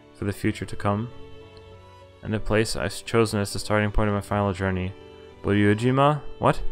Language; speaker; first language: English; non-native, fluent; Dutch